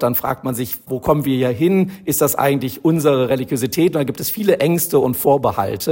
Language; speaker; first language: German; native; German